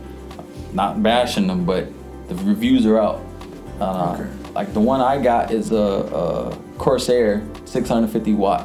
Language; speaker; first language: English; early bilingual, other home language; Jamaican Creole English